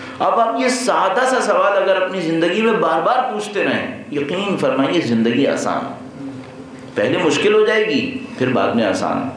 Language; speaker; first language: Urdu; native; Urdu